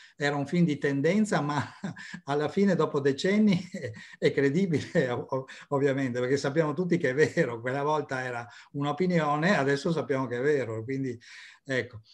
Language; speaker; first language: Italian; native; Italian